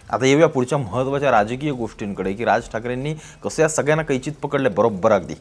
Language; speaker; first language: Marathi; native; Marathi